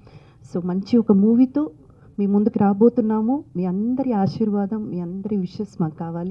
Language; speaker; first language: Telugu; native; Telugu